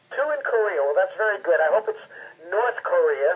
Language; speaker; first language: English; native; English